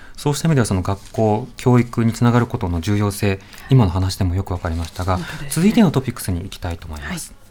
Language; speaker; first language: Japanese; native; Japanese